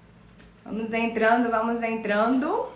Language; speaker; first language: Portuguese; native; Portuguese